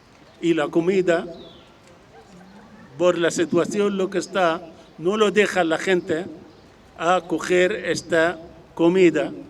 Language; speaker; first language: Spanish; non-native, fluent; Arabic